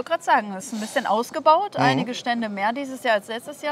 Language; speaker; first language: German; native; German